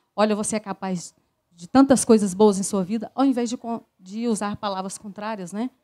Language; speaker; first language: Portuguese; native; Portuguese